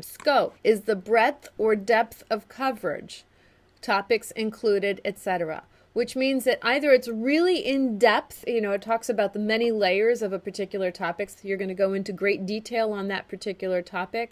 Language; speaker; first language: English; native; English